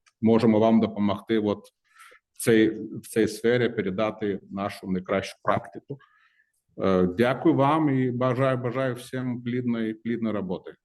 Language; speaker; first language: Ukrainian; non-native, fluent; Lithuanian